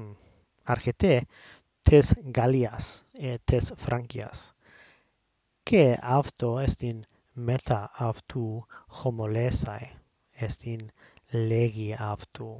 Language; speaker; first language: Greek; non-native, learner; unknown